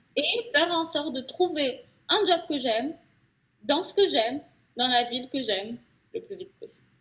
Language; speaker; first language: French; non-native, local second language; Arabic